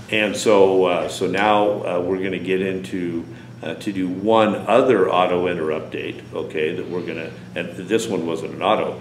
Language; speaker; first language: English; native; English